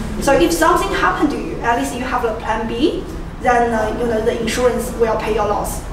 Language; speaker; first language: English; non-native, fluent; Chinese